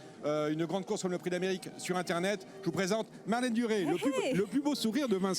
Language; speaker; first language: French; native; French